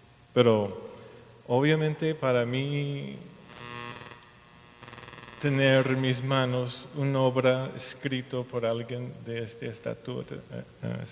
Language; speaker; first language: Spanish; non-native, fluent; English